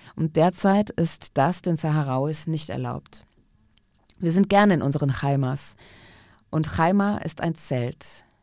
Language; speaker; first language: German; non-native, fluent; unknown